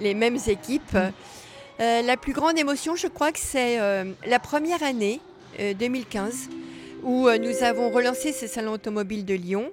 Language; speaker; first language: French; native; French